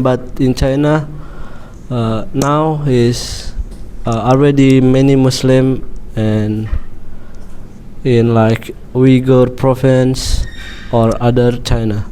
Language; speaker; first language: English; non-native, learner; Indonesian